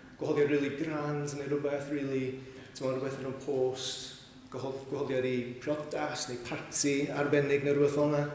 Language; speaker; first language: Welsh; native; Welsh